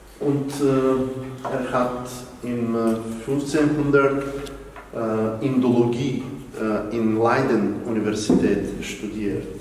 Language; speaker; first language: German; non-native, fluent; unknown